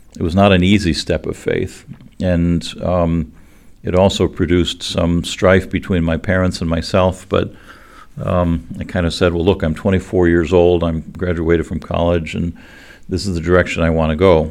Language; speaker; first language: English; native; English